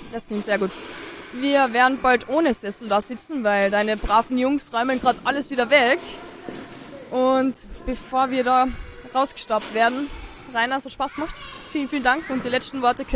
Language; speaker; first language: German; native; German